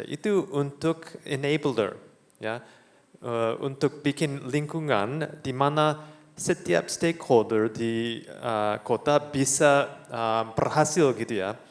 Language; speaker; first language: Indonesian; non-native, fluent; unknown